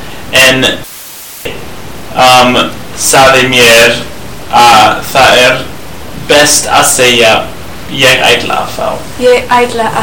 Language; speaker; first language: Icelandic; non-native, learner; English